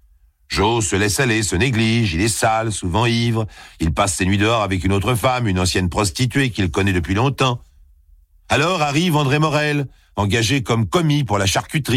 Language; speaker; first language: French; native; French